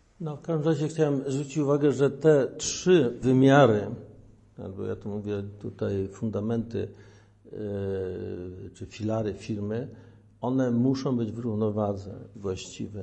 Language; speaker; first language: Polish; native; Polish